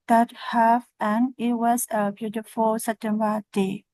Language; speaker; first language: English; non-native, learner; Burmese